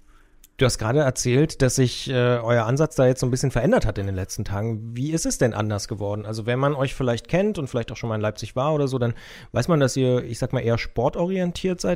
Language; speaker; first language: German; native; German